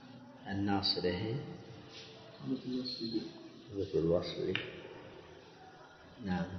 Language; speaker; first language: Arabic; non-native, fluent; Swahili